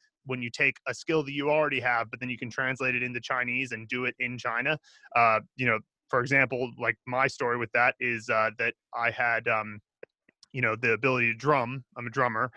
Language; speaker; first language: English; native; English